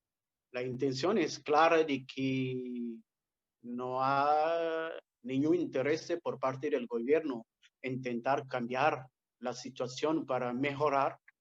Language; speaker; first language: Spanish; non-native, fluent; Portuguese